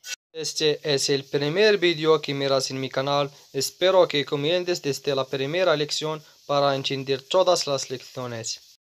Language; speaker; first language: Spanish; non-native, fluent; Arabic